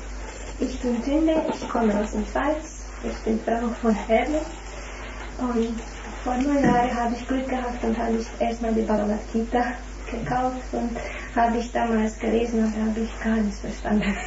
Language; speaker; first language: German; non-native, learner; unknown